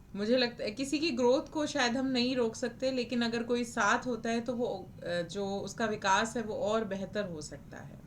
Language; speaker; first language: Hindi; native; Hindi